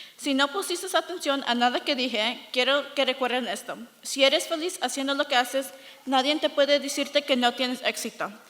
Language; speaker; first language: Spanish; early bilingual, heritage; Spanish